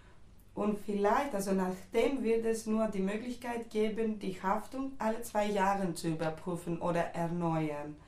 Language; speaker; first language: German; non-native, fluent; Greek